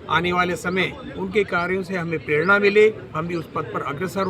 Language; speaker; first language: Hindi; native; Hindi